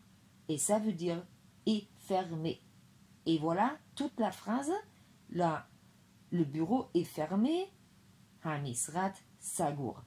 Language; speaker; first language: French; non-native, fluent; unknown